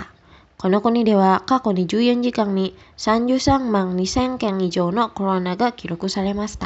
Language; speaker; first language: Japanese; non-native, fluent; Indonesian